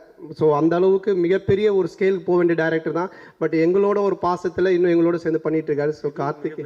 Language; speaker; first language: Tamil; native; Tamil